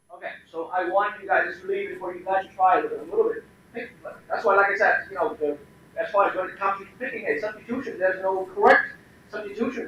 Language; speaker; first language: English; non-native, fluent; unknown